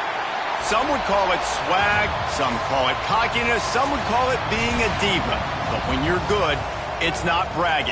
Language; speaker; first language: English; native; English